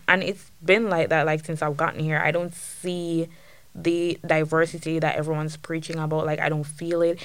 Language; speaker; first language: English; native; English